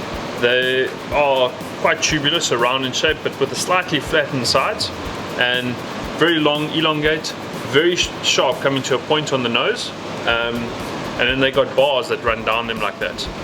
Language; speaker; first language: English; native; English